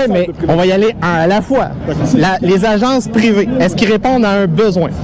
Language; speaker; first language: French; native; French